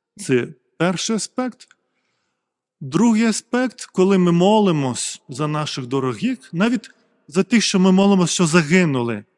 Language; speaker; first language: Ukrainian; non-native, fluent; Lithuanian